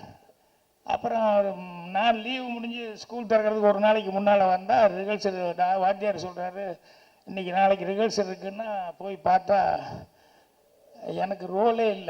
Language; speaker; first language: Tamil; native; Tamil